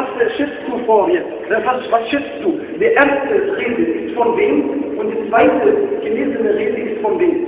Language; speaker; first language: German; non-native, fluent; Arabic